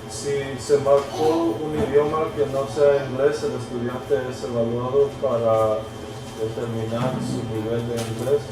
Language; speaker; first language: Spanish; early bilingual, heritage; Spanish